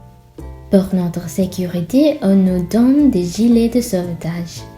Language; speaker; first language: French; non-native, fluent; Sinhala